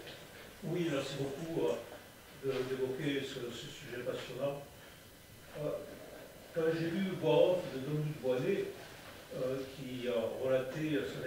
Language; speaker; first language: French; native; French